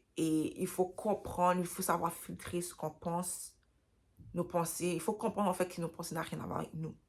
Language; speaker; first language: French; native; French